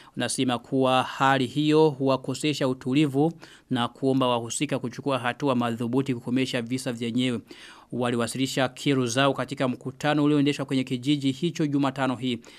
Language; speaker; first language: Swahili; non-native, local second language; Rundi